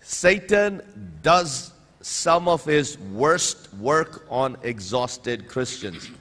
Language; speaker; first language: English; non-native, local second language; Urdu